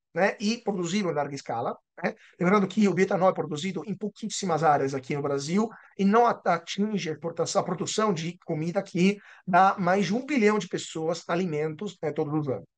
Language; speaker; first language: Portuguese; non-native, fluent; Italian